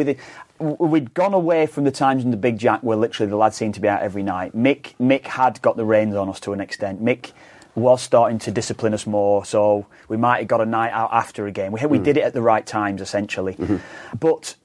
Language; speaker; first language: English; native; English